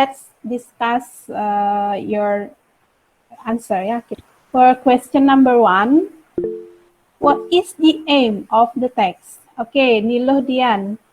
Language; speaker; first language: English; non-native, fluent; Indonesian